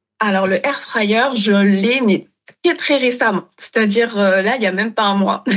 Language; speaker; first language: French; non-native, local second language; Wolof